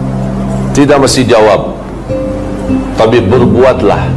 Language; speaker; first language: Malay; non-native, fluent; Arabic